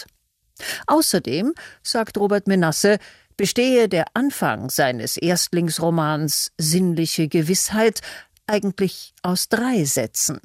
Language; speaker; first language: German; native; German